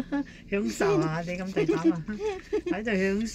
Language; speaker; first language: Cantonese; native; Cantonese